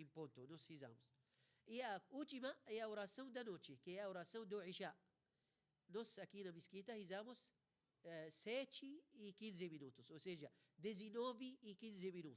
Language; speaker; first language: Portuguese; non-native, fluent; Arabic